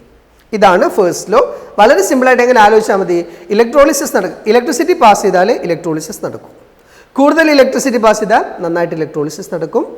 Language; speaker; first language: Malayalam; native; Malayalam